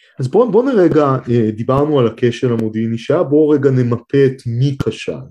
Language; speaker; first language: Hebrew; native; Hebrew